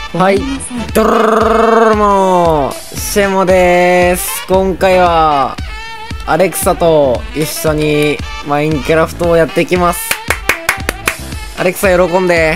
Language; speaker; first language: Japanese; native; Japanese